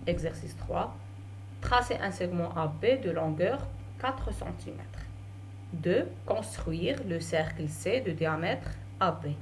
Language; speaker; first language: French; non-native, local second language; Arabic